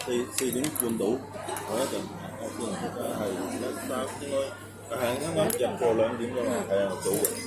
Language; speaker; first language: Cantonese; native; Cantonese